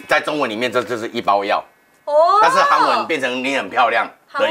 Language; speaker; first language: Chinese; native; Chinese